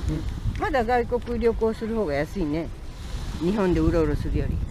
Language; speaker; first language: Japanese; native; Japanese